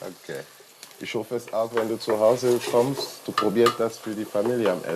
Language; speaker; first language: German; non-native, learner; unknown